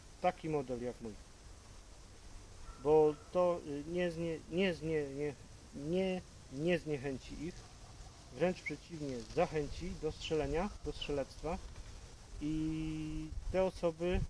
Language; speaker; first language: Polish; native; Polish